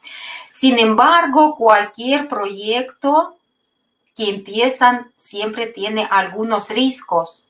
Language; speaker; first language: Spanish; non-native, fluent; Russian